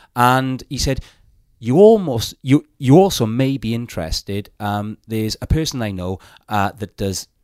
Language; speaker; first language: English; native; English